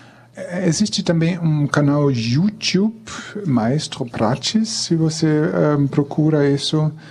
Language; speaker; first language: Portuguese; non-native, fluent; German